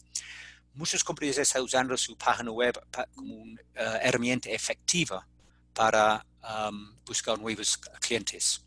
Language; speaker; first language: Spanish; non-native, fluent; English